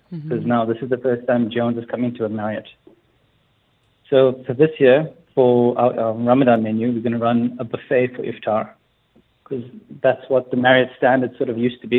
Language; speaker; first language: English; native; English